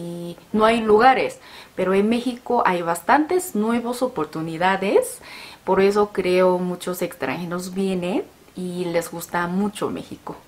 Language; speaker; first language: Spanish; non-native, learner; Korean